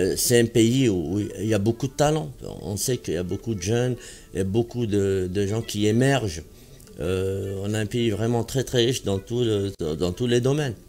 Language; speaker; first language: French; non-native, local second language; Arabic